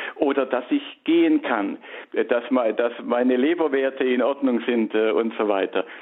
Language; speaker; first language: German; native; German